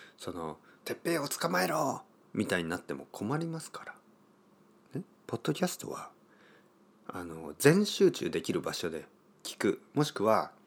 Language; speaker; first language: Japanese; native; Japanese